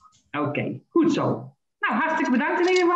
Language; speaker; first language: Dutch; native; Dutch